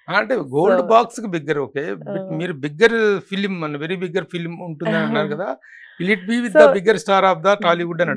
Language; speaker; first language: Telugu; native; Telugu